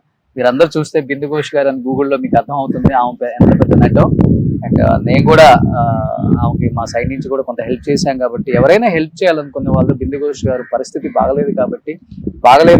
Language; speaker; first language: Telugu; native; Telugu